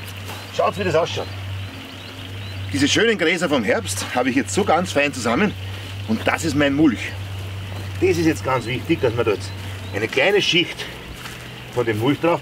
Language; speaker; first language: German; native; German